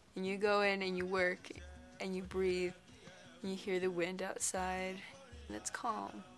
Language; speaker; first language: English; native; English